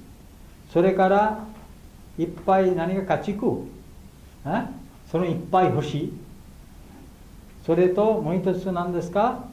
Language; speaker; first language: Japanese; non-native, learner; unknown